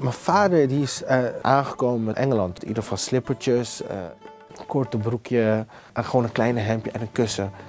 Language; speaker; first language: Dutch; non-native, fluent; English